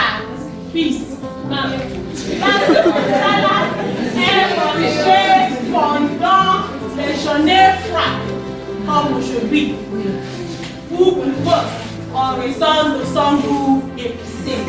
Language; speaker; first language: French; non-native, learner; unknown